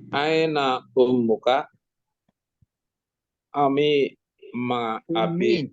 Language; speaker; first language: Arabic; non-native, learner; Indonesian